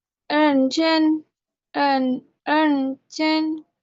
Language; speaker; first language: Chinese; non-native, learner; Indonesian